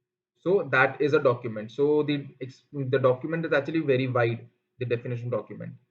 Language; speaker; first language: English; non-native, local second language; Hindi